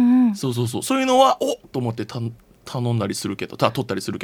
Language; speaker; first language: Japanese; native; Japanese